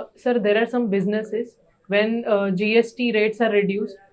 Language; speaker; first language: English; non-native, local second language; Gujarati